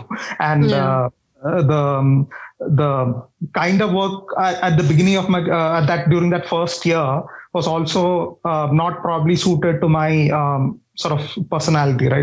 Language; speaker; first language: English; non-native, local second language; Malayalam